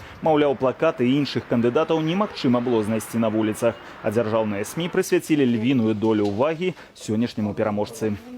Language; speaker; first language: Belarusian; native; Belarusian